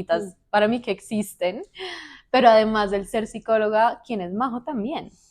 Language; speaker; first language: Spanish; native; Spanish